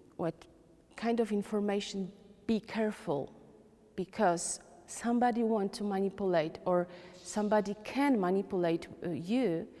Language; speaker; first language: English; non-native, learner; Polish